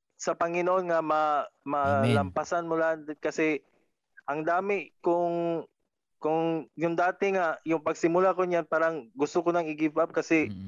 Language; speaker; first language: Filipino; non-native, local second language; Cebuano